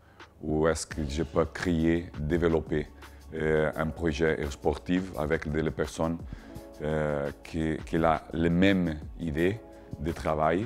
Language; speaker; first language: French; non-native, learner; Portuguese